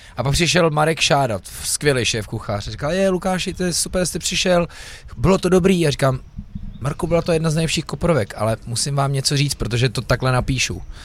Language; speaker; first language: Czech; native; Czech